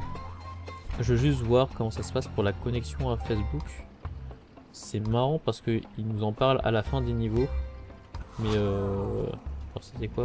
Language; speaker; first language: French; native; French